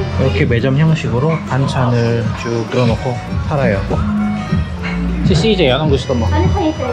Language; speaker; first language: Korean; native; Korean